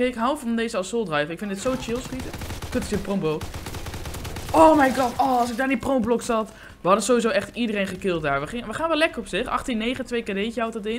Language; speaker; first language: Dutch; native; Dutch